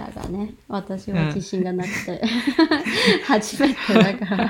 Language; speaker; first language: Japanese; non-native, fluent; Cantonese